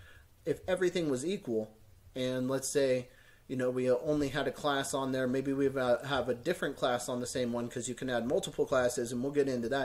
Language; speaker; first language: English; native; English